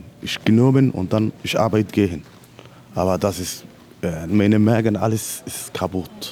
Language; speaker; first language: German; non-native, learner; Somali